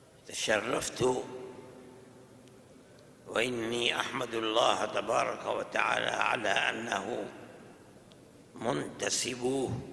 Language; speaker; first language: Arabic; non-native, fluent; Urdu